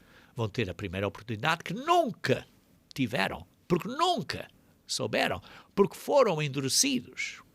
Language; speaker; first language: Portuguese; native; Portuguese